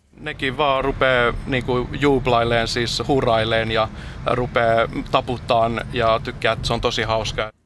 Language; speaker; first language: Finnish; early bilingual, heritage; Finnish